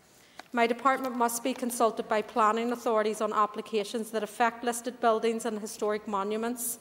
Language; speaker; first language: English; native; English